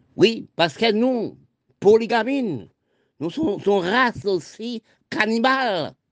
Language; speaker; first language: French; non-native, local second language; Haitian Creole